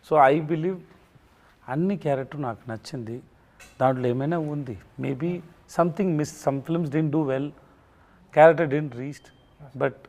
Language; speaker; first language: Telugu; non-native, learner; Tamil